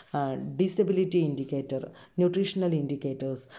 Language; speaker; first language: English; non-native, local second language; Malayalam